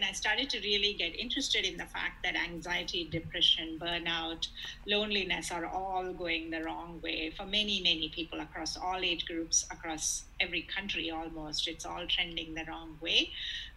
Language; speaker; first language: English; non-native, local second language; Telugu